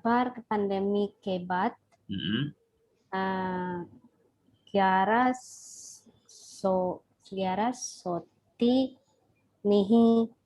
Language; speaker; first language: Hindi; non-native, learner; Indonesian